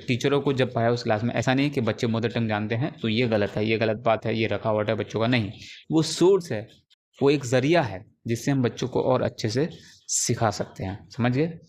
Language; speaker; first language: Urdu; native; Urdu